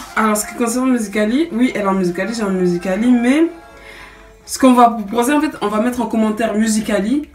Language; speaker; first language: French; early bilingual, other home language; Ngazidja Comorian